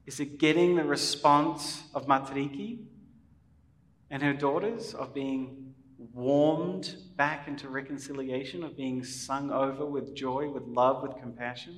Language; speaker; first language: English; native; English